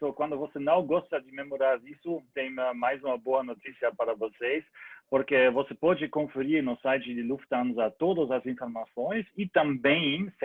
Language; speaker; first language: Portuguese; non-native, learner; German